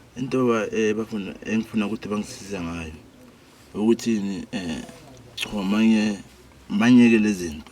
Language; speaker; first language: Zulu; non-native, local second language; Tswana